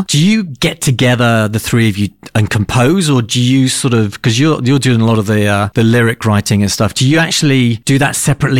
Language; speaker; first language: English; native; English